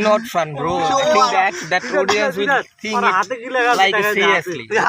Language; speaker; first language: English; non-native, learner; Bangla